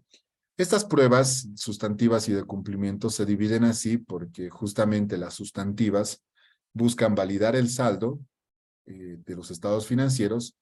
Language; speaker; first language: Spanish; native; Spanish